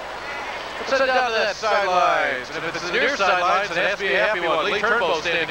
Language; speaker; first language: English; native; English